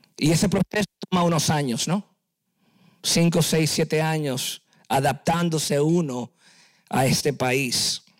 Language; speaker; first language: Spanish; early bilingual, heritage; Spanish